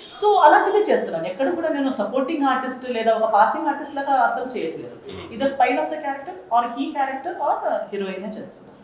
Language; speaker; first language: Telugu; non-native, fluent; Konkani